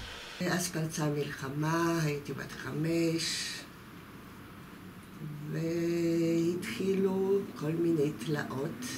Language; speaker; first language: Hebrew; early bilingual, other home language; Polish